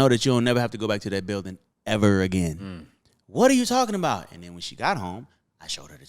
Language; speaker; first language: English; native; English